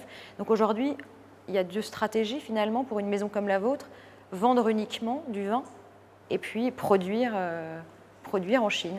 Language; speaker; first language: French; native; French